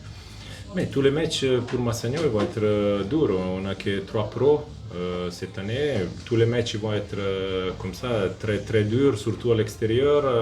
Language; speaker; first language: French; non-native, fluent; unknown